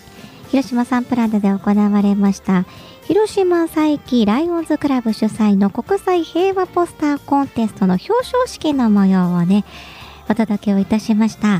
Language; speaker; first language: Japanese; native; Japanese